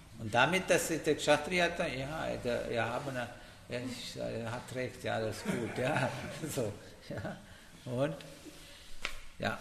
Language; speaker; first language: German; non-native, learner; Sinhala